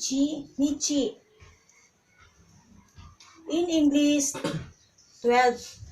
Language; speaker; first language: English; non-native, local second language; Filipino